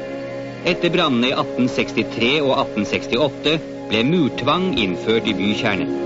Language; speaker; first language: Norwegian; native; Norwegian